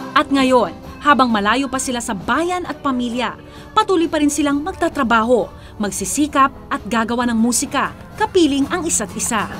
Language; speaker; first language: Filipino; native; Filipino